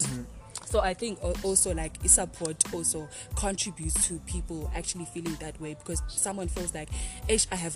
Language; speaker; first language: English; non-native, local second language; Xhosa